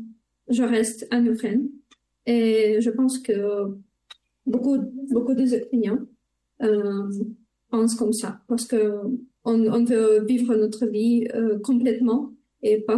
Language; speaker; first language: French; non-native, fluent; Ukrainian